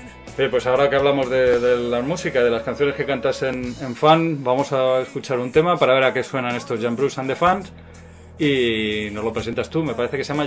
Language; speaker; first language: Spanish; native; Spanish